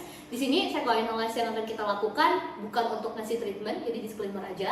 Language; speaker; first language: Indonesian; native; Indonesian